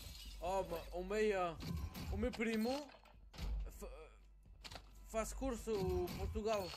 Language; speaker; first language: Portuguese; early bilingual, heritage; French